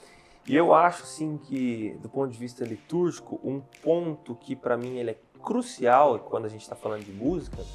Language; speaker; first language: Portuguese; native; Portuguese